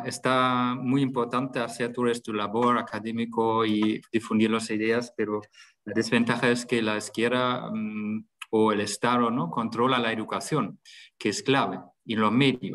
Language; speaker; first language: Spanish; non-native, fluent; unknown